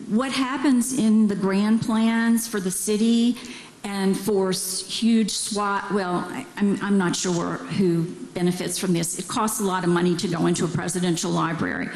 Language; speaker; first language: English; native; English